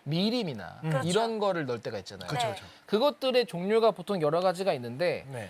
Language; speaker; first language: Korean; native; Korean